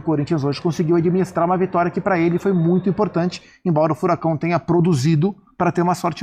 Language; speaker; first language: Portuguese; native; Portuguese